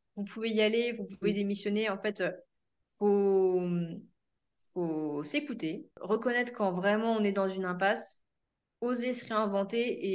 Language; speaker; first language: French; native; French